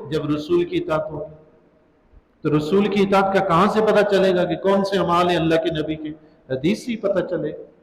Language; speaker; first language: Urdu; non-native, local second language; Northern Hindko